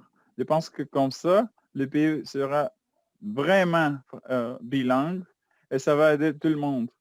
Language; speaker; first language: French; non-native, fluent; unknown